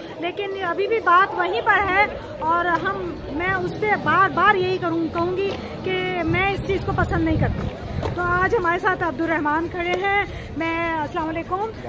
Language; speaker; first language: Urdu; non-native, local second language; Punjabi